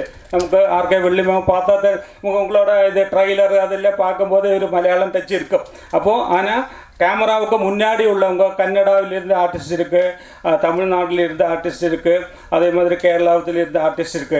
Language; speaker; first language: Tamil; non-native, local second language; Malayalam